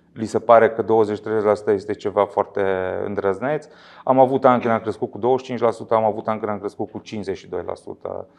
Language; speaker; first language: Romanian; native; Romanian